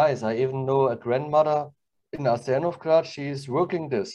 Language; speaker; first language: English; non-native, learner; German